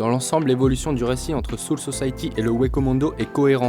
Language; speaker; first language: French; native; French